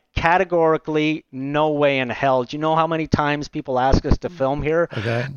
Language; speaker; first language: English; native; English